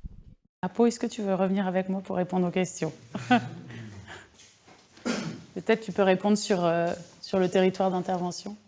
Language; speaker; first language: French; native; French